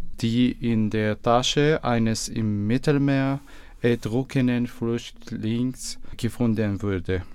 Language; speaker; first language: German; non-native, learner; Arabic